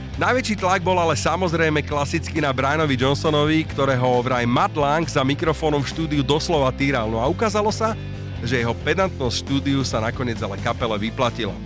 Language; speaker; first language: Slovak; native; Slovak